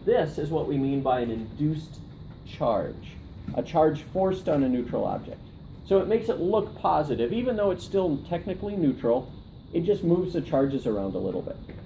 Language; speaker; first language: English; native; English